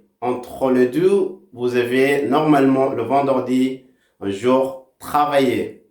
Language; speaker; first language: French; non-native, fluent; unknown